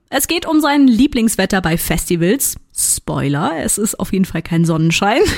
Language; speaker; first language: German; native; German